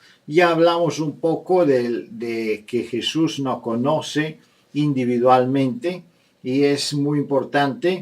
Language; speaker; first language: Spanish; non-native, fluent; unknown